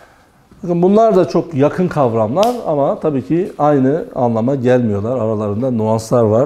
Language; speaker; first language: Turkish; native; Turkish